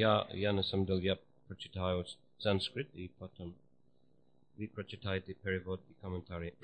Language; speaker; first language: Russian; non-native, fluent; English